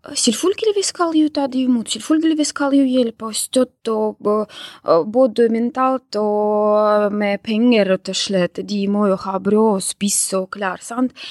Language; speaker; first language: Norwegian; non-native, fluent; Russian